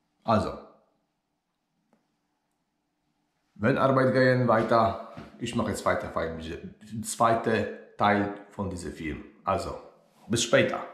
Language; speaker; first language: German; non-native, learner; Polish